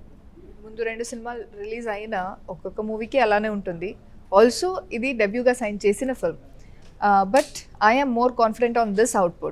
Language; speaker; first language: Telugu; non-native, local second language; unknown